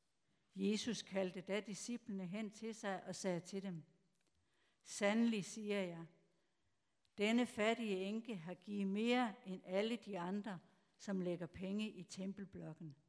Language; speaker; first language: Danish; native; Danish